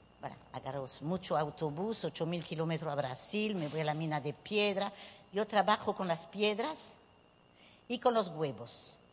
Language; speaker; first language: Spanish; early bilingual, heritage; Spanish